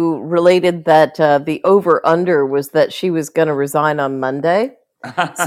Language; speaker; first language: English; native; English